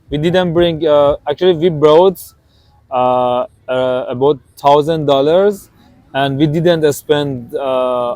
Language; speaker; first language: English; non-native, learner; Persian